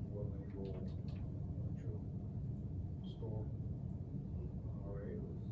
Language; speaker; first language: English; non-native, learner; Russian